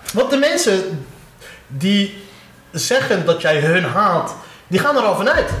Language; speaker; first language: Dutch; early bilingual, other home language; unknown